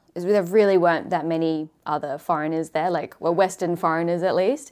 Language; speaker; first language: English; native; English